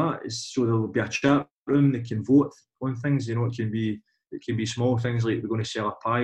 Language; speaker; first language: English; native; English